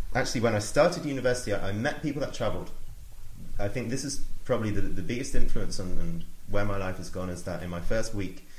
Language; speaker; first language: English; native; English